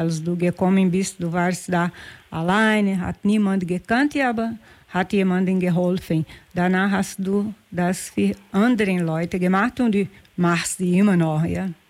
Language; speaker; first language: German; non-native, fluent; Portuguese